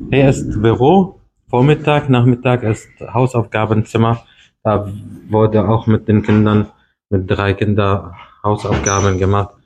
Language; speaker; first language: German; non-native, fluent; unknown